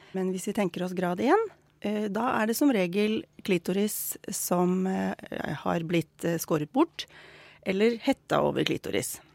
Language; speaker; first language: Norwegian; native; Norwegian